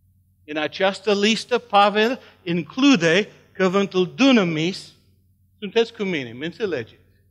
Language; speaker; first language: Romanian; non-native, learner; English